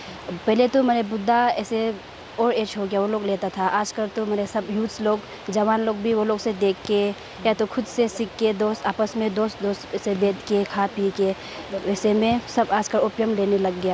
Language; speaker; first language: Hindi; non-native, local second language; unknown